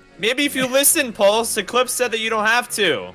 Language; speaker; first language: English; native; English